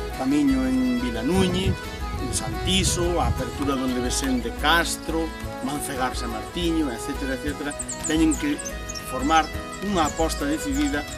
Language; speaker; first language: Galician; native; Galician